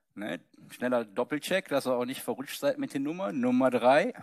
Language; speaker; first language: German; native; German